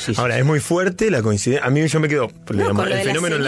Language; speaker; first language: Spanish; native; Spanish